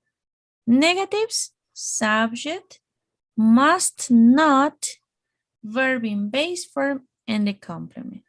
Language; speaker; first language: English; non-native, fluent; Spanish